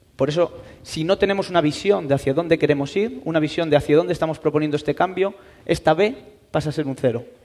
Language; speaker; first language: Spanish; native; Spanish